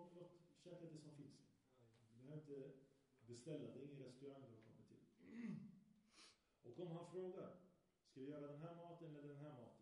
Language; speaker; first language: Swedish; early bilingual, other home language; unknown